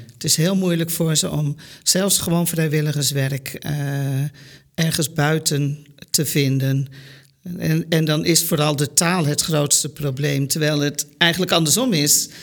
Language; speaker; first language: Dutch; native; Dutch